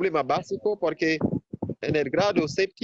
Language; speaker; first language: Spanish; non-native, fluent; Haitian Creole